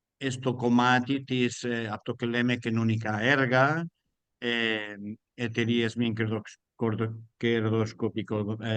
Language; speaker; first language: Greek; non-native, learner; Spanish